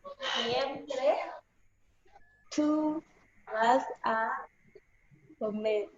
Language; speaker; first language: Spanish; non-native, learner; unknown